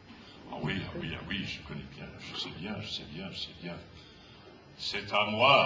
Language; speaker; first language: French; non-native, fluent; English